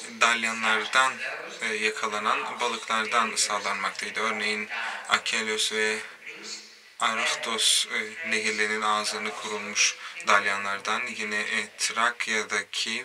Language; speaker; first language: Turkish; native; Turkish